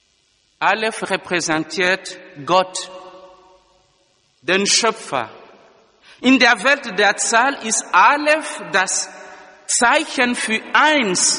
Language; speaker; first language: German; non-native, fluent; Lingala